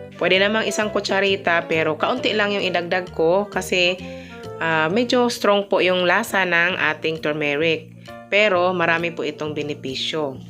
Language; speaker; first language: Filipino; non-native, local second language; Cebuano